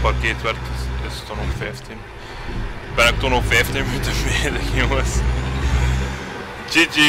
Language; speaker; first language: Dutch; native; Dutch